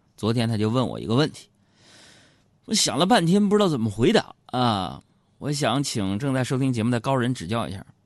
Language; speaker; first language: Chinese; native; Chinese